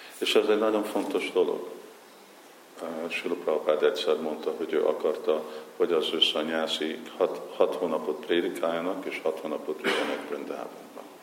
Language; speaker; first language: Hungarian; early bilingual, heritage; Hungarian